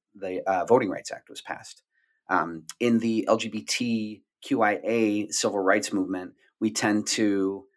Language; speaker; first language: English; native; English